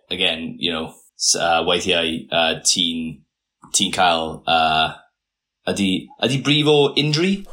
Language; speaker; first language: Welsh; non-native, local second language; English